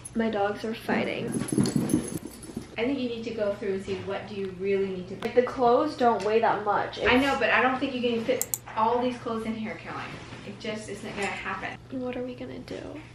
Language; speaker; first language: English; native; English